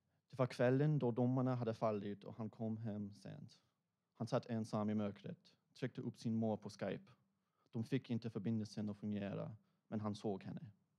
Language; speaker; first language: Swedish; non-native, fluent; English